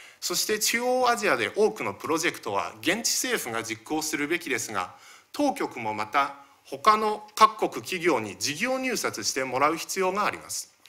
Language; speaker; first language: Japanese; early bilingual, other home language; Chinese